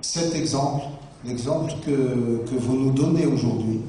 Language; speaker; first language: French; non-native, local second language; Arabic